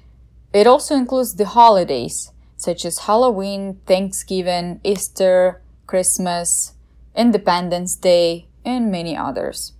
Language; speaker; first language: English; non-native, fluent; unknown